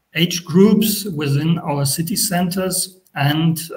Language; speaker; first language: English; non-native, fluent; German